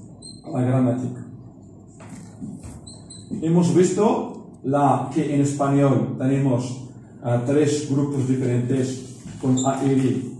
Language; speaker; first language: Spanish; non-native, fluent; Arabic